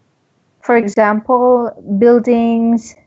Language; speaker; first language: English; non-native, local second language; Filipino